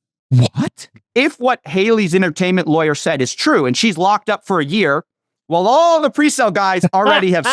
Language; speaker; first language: English; native; English